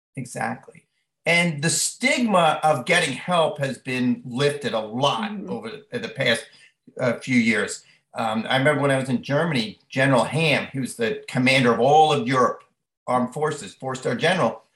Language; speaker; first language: English; native; English